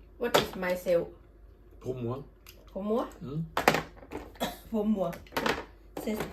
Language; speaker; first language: French; non-native, learner; Thai